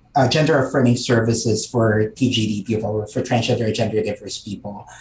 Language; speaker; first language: English; non-native, local second language; Filipino